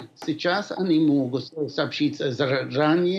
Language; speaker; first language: Russian; non-native, fluent; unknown